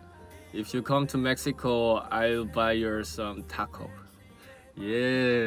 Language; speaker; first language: English; non-native, learner; Korean